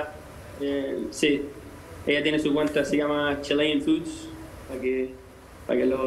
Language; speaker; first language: Spanish; native; Spanish